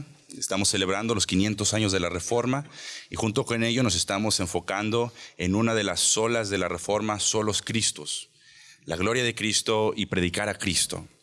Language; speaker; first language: Spanish; native; Spanish